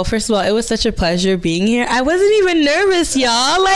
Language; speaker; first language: English; non-native, fluent; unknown